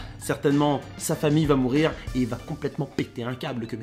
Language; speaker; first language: French; native; French